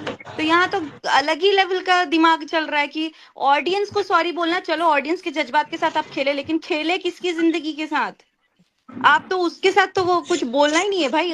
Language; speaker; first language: Hindi; native; Hindi